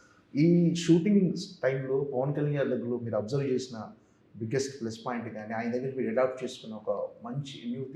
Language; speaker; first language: Telugu; native; Telugu